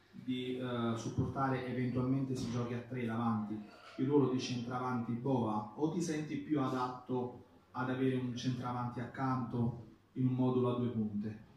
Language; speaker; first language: Italian; native; Italian